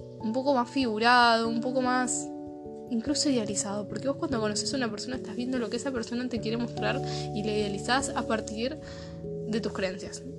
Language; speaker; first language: Spanish; native; Spanish